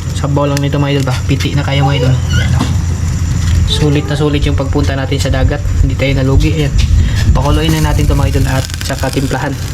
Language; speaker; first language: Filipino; non-native, local second language; Cebuano